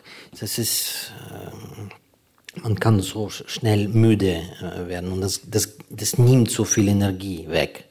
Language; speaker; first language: German; non-native, fluent; Ukrainian